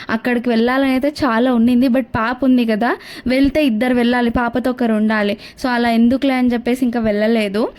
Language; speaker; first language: Telugu; non-native, local second language; Kannada